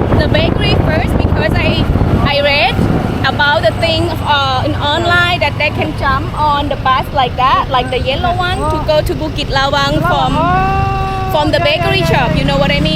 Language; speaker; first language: English; non-native, learner; Thai